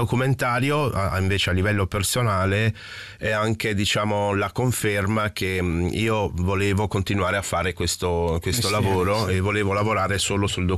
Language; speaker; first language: Italian; native; Italian